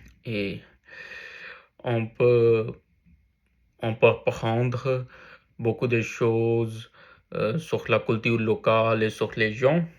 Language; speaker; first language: French; non-native, learner; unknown